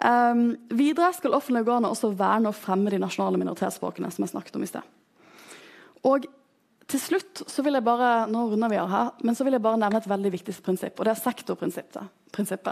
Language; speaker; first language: Norwegian; native; Norwegian